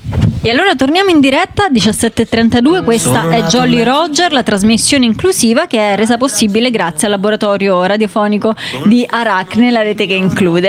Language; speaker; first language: Italian; native; Italian